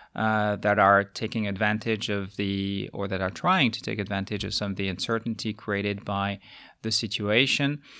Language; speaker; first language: English; non-native, fluent; French